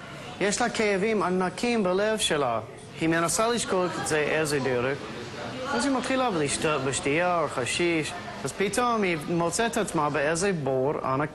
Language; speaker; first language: Hebrew; non-native, local second language; English